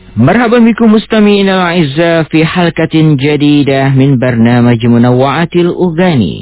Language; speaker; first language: Arabic; non-native, fluent; Indonesian